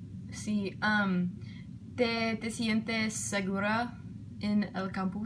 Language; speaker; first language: Spanish; non-native, learner; English